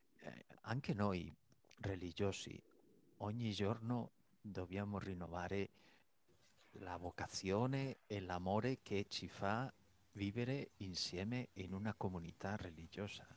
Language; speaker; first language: Italian; non-native, fluent; Spanish